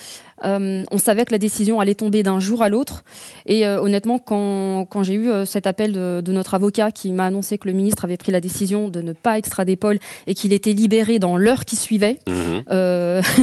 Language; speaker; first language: French; native; French